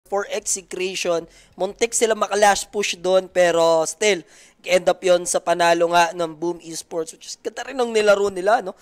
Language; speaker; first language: Filipino; native; Filipino